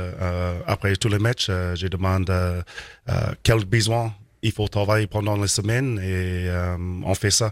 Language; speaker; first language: French; non-native, learner; English